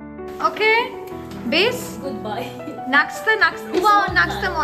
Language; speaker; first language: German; non-native, learner; Bangla